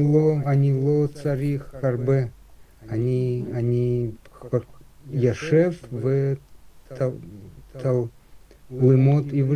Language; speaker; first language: Hebrew; non-native, learner; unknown